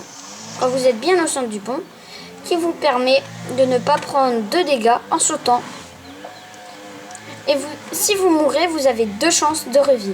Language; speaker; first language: French; native; French